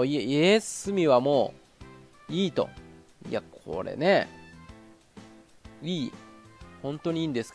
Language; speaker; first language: Japanese; native; Japanese